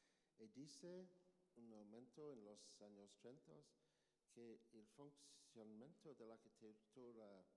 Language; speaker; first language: Spanish; non-native, learner; English